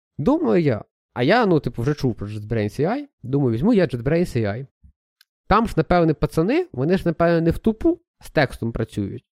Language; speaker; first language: Ukrainian; native; Ukrainian